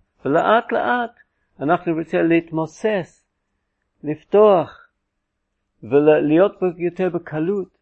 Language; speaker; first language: Hebrew; non-native, fluent; English